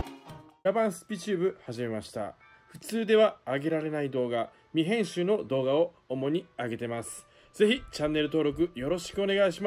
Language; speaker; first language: Japanese; native; Japanese